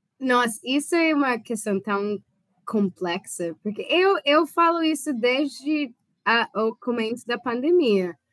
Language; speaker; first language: Portuguese; non-native, fluent; English